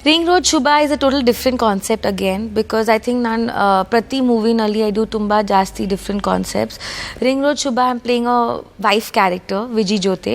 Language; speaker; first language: Kannada; non-native, learner; Punjabi